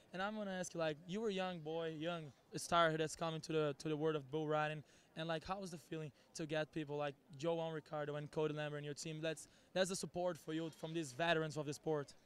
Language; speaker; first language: English; non-native, fluent; Portuguese